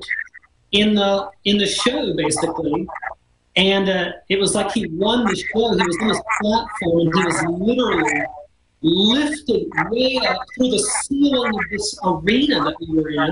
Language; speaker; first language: English; native; English